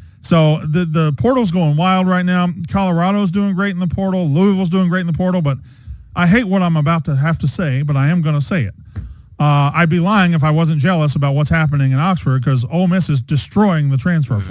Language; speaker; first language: English; native; English